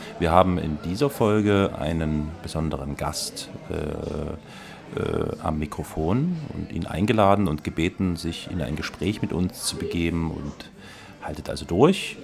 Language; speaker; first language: German; native; German